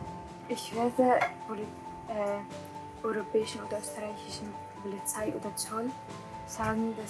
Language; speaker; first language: German; non-native, learner; Arabic